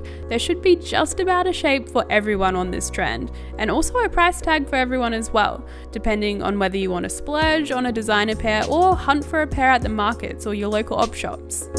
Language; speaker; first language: English; native; English